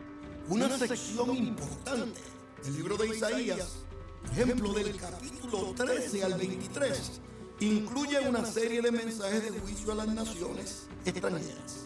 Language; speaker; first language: Spanish; native; Spanish